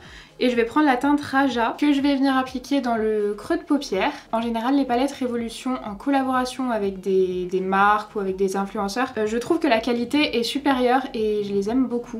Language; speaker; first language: French; native; French